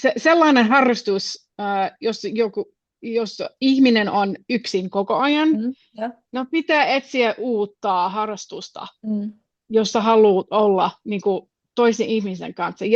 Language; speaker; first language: Finnish; non-native, fluent; English